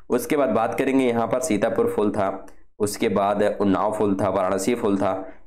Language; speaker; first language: Hindi; native; Hindi